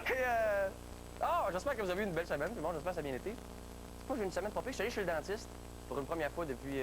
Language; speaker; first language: French; native; French